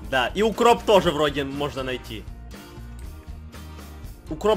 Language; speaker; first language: Russian; native; Russian